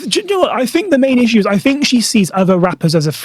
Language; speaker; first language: English; native; English